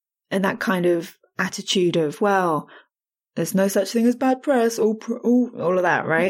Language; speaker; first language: English; native; English